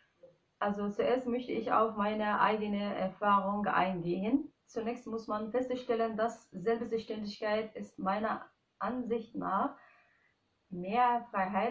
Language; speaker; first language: German; non-native, fluent; Arabic